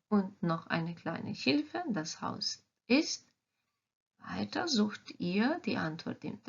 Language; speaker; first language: German; non-native, fluent; Croatian